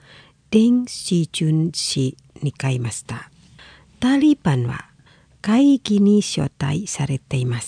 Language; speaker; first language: Japanese; non-native, fluent; Indonesian